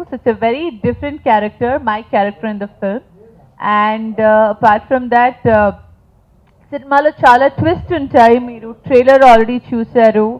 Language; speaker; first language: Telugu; non-native, fluent; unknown